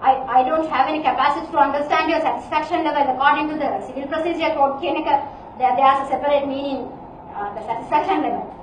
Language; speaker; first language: English; non-native, local second language; Sinhala